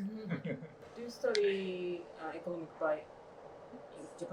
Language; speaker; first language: English; non-native, learner; Japanese